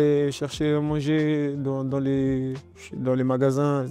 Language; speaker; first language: French; non-native, learner; Portuguese